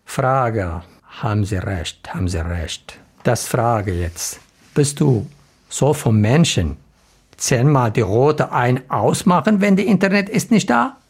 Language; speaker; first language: German; non-native, learner; Arabic